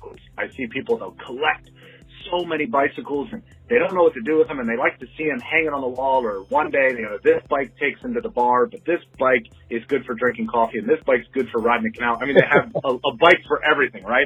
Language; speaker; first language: English; native; English